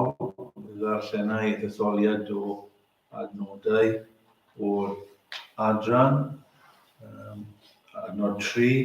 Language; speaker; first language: Welsh; native; Welsh